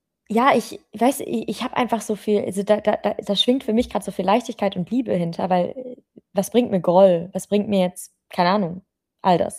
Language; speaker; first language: German; native; German